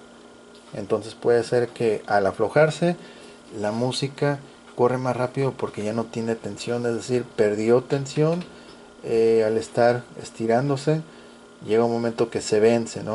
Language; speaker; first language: Spanish; native; Spanish